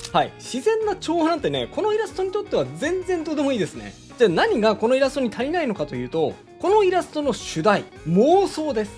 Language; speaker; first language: Japanese; native; Japanese